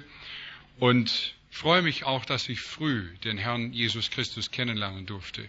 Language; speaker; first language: German; non-native, fluent; English